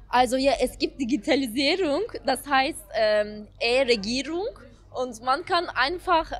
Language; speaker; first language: German; non-native, fluent; Turkish